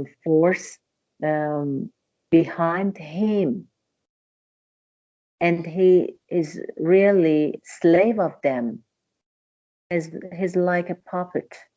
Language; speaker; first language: English; non-native, learner; Persian